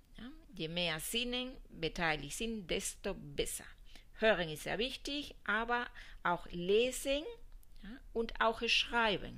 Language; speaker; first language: German; non-native, fluent; Spanish